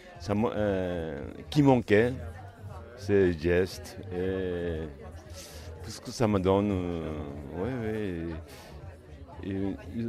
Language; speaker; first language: French; non-native, learner; Japanese